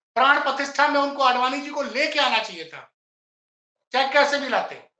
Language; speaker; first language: Hindi; native; Hindi